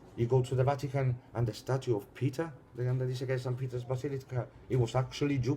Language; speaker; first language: English; non-native, fluent; Spanish